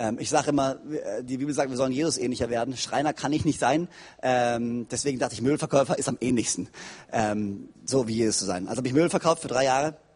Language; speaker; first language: German; native; German